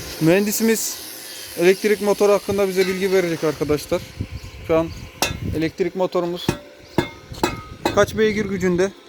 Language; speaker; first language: Turkish; native; Turkish